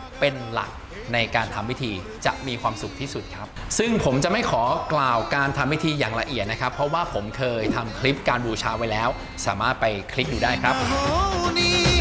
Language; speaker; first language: Thai; native; Thai